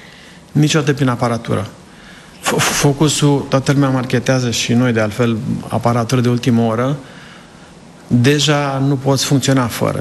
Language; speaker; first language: Romanian; native; Romanian